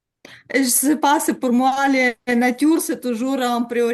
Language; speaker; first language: French; non-native, learner; Ukrainian